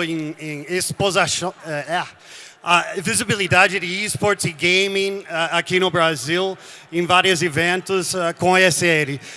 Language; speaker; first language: Portuguese; non-native, fluent; English